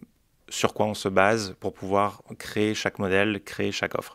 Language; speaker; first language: French; native; French